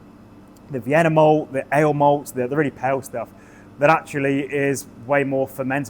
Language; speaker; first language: English; native; English